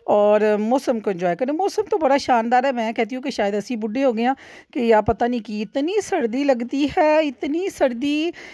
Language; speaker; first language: Urdu; non-native, local second language; Punjabi